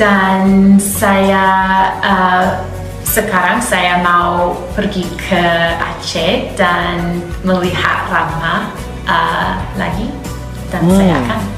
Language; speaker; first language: Indonesian; non-native, learner; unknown